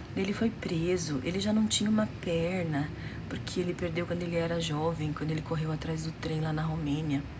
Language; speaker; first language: Portuguese; early bilingual, other home language; Romanian